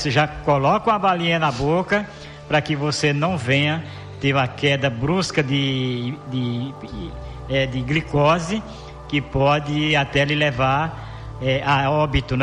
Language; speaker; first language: Portuguese; native; Portuguese